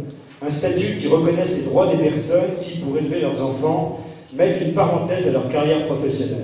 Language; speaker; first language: French; native; French